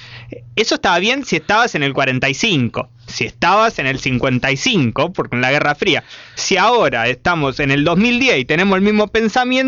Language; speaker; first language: Spanish; native; Spanish